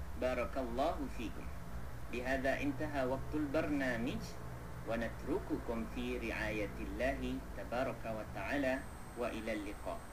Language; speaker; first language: Arabic; non-native, fluent; Malay